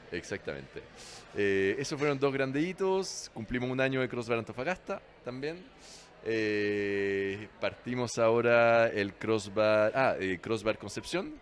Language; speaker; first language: Spanish; non-native, fluent; French